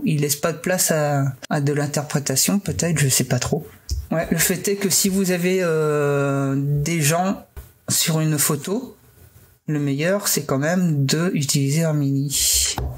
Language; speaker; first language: French; native; French